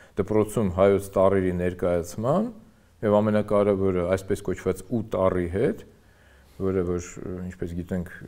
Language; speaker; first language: Armenian; native; Armenian